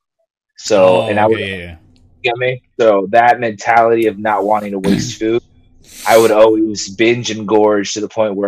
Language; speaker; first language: English; early bilingual, other home language; Spanish